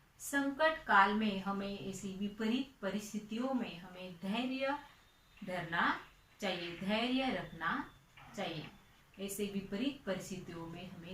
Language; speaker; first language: Hindi; non-native, local second language; Marathi